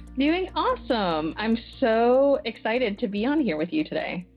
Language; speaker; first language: English; early bilingual, other home language; French